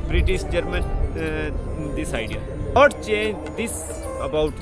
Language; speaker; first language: English; non-native, learner; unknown